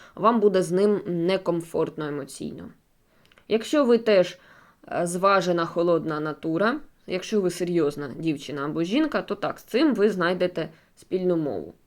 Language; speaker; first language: Ukrainian; non-native, local second language; Russian